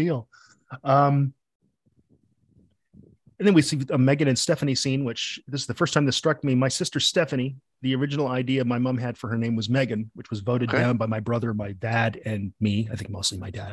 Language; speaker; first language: English; native; English